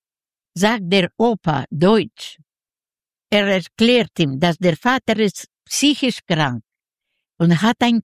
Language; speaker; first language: German; non-native, learner; Yiddish